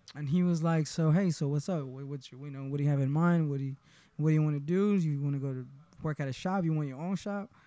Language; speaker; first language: English; early bilingual, other home language; Spanish